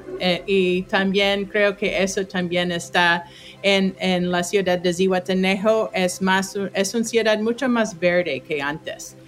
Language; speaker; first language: Spanish; non-native, fluent; English